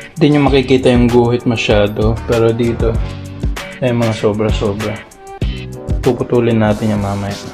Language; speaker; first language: Filipino; native; Filipino